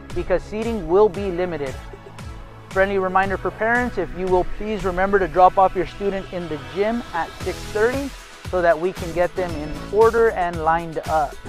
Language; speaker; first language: English; early bilingual, other home language; Spanish